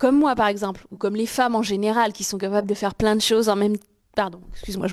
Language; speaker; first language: French; native; French